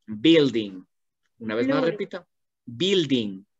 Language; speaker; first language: Spanish; native; Spanish